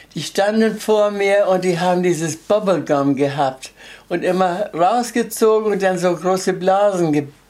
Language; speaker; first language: German; early bilingual, heritage; German